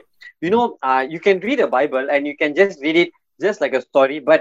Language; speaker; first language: English; non-native, local second language; Tamil